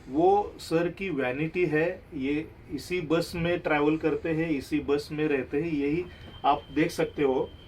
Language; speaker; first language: Hindi; non-native, local second language; Marathi